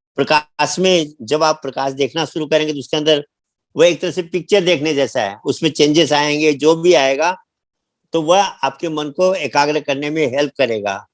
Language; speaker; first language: Hindi; native; Hindi